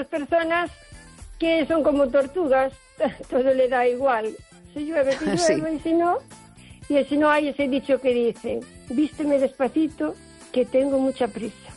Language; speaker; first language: Spanish; native; Spanish